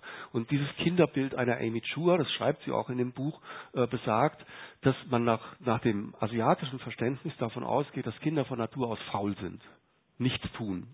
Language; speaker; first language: German; native; German